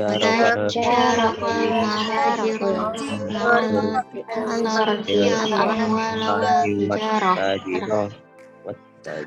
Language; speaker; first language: Arabic; non-native, learner; Indonesian